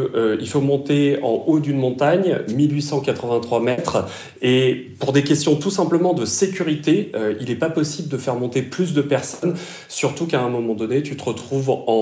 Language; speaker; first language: French; native; French